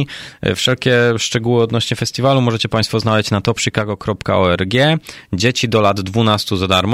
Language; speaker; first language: Polish; native; Polish